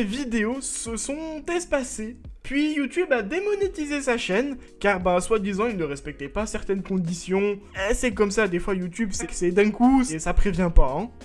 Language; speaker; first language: French; native; French